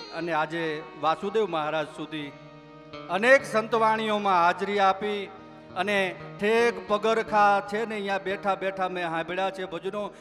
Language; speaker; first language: Gujarati; native; Gujarati